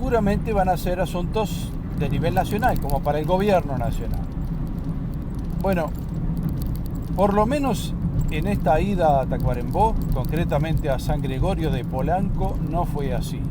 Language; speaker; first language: Spanish; native; Spanish